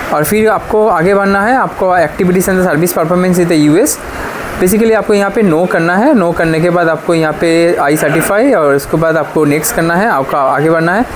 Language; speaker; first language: Hindi; non-native, local second language; Bangla